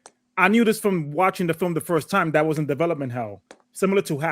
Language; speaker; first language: English; native; English